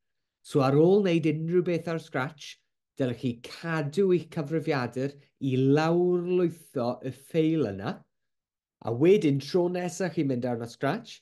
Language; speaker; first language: Welsh; non-native, local second language; English